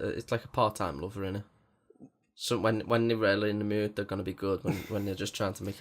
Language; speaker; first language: English; native; English